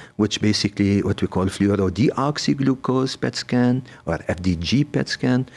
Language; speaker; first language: English; non-native, fluent; Arabic